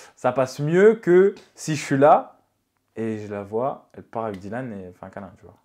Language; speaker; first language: French; native; French